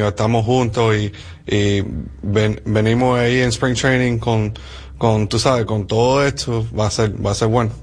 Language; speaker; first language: Spanish; early bilingual, heritage; English